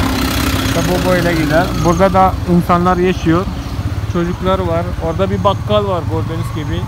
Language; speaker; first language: Turkish; non-native, fluent; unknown